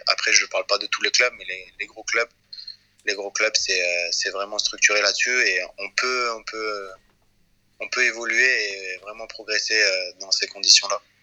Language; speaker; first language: French; early bilingual, other home language; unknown